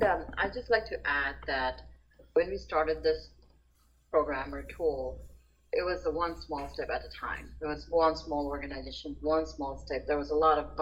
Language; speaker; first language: English; non-native, local second language; Nepali